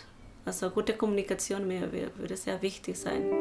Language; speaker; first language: German; non-native, learner; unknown